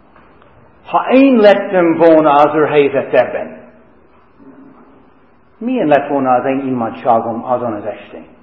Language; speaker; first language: Hungarian; non-native, fluent; English